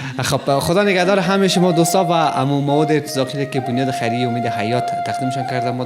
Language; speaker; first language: Persian; native; Persian